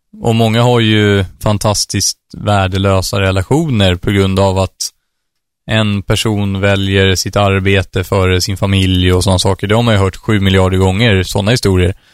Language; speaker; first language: Swedish; native; Swedish